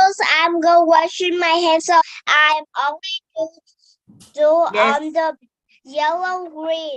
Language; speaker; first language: English; non-native, learner; Vietnamese